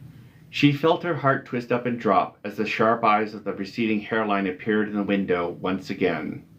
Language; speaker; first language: English; native; English